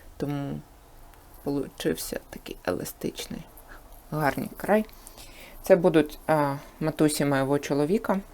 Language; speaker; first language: Ukrainian; non-native, local second language; Russian